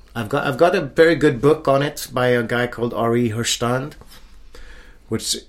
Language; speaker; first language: English; non-native, fluent; Swedish